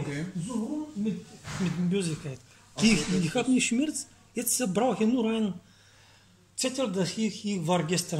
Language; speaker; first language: German; non-native, learner; Bulgarian